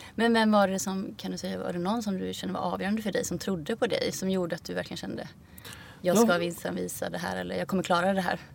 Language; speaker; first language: Swedish; early bilingual, other home language; Icelandic